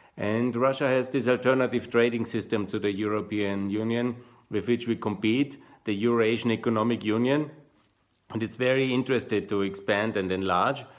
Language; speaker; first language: English; non-native, fluent; German